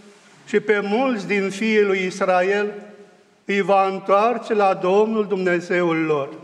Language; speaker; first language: Romanian; native; Romanian